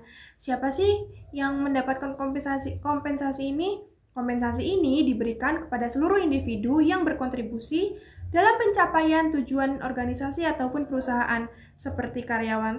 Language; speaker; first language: Indonesian; native; Indonesian